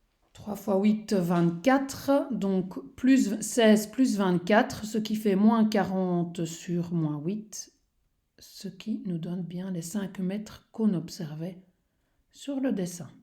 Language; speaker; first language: French; native; French